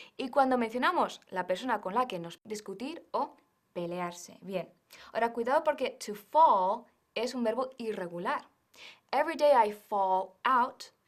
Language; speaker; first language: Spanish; native; Spanish